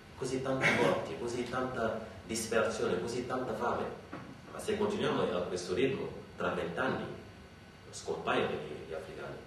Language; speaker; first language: Italian; non-native, fluent; Wolof